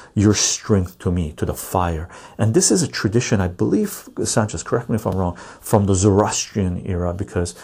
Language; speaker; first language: English; early bilingual, other home language; Persian